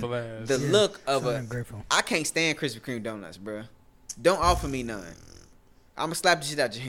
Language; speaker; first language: English; native; English